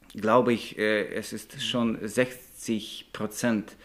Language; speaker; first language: German; non-native, fluent; Russian